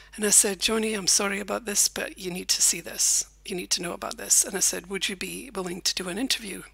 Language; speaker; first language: English; native; English